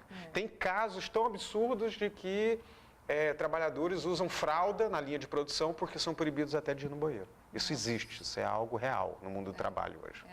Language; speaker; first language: Portuguese; native; Portuguese